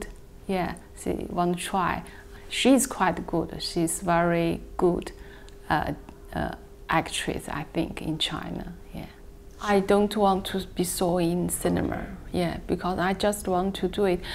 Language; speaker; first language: English; non-native, learner; Chinese